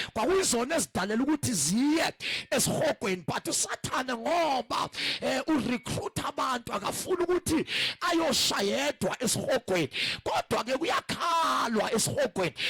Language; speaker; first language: Zulu; non-native, local second language; Xhosa